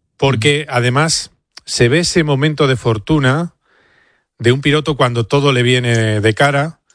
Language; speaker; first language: Spanish; native; Spanish